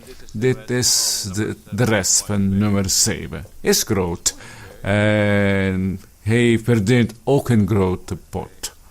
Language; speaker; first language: Dutch; non-native, fluent; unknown